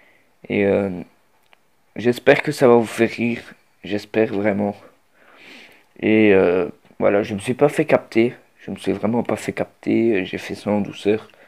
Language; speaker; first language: French; native; French